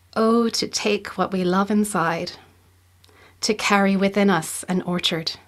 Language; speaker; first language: English; native; English